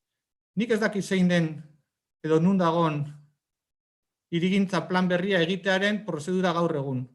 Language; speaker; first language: Basque; native; Basque